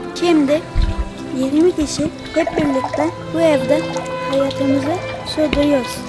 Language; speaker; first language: Turkish; early bilingual, other home language; Arabic